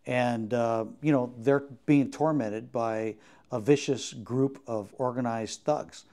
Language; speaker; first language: English; native; English